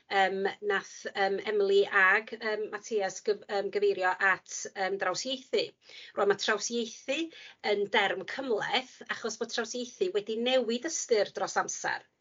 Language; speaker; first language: Welsh; native; Welsh